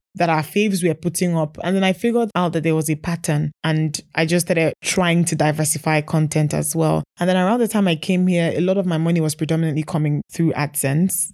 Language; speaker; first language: English; non-native, local second language; Igbo